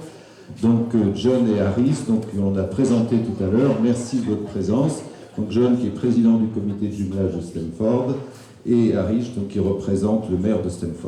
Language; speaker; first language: French; native; French